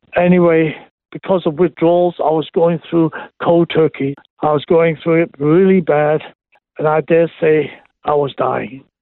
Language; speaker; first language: English; non-native, local second language; Cantonese